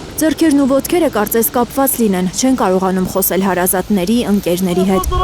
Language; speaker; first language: Armenian; native; Armenian